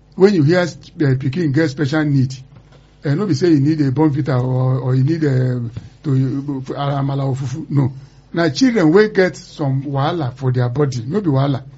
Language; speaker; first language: Nigerian Pidgin; non-native, local second language; Yoruba